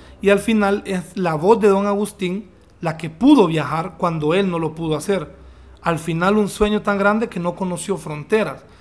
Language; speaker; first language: Spanish; native; Spanish